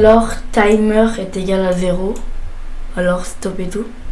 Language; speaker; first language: French; native; French